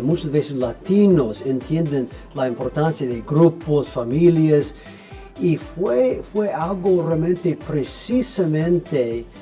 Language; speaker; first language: Spanish; non-native, fluent; English